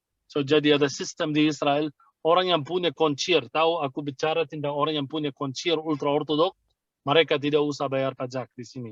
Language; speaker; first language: Indonesian; non-native, fluent; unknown